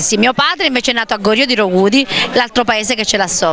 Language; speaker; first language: Italian; native; Italian